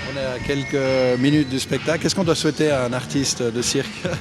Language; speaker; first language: French; native; French